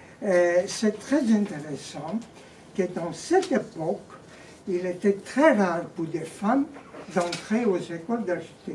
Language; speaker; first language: French; non-native, fluent; Greek